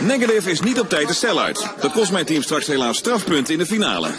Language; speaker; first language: Dutch; native; Dutch